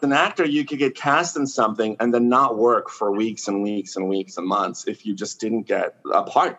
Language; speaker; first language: English; non-native, fluent; Spanish